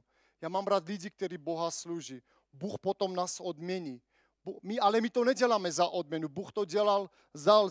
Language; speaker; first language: Czech; non-native, fluent; Armenian